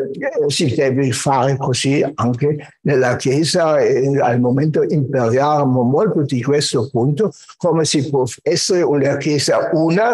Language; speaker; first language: Italian; non-native, fluent; German